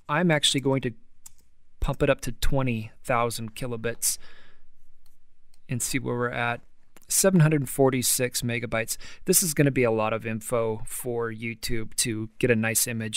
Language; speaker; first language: English; native; English